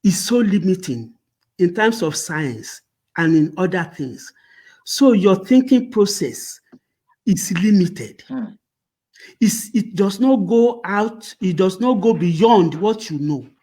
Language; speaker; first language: English; non-native, local second language; Yoruba